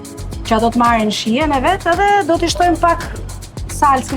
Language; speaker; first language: Albanian; native; Albanian